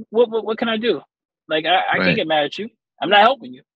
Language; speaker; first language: English; native; English